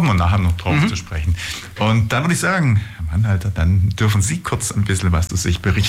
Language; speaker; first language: German; native; German